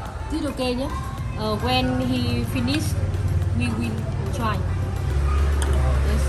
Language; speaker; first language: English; non-native, learner; Vietnamese